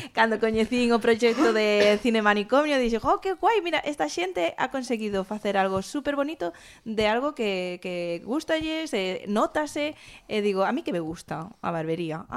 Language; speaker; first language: Galician; non-native, local second language; Spanish